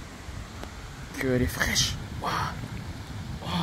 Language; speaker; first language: French; native; French